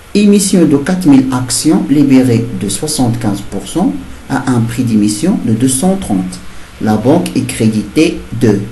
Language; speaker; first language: French; non-native, local second language; Arabic